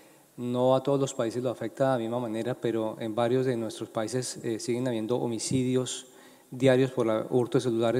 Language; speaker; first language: Spanish; native; Spanish